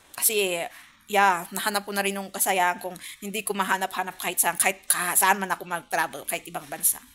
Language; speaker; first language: Filipino; non-native, local second language; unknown